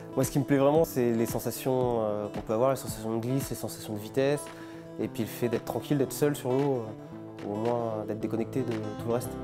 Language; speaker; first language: French; native; French